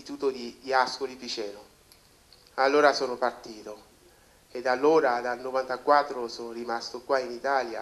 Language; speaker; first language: Italian; non-native, fluent; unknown